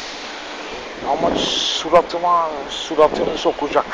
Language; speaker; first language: Turkish; native; Turkish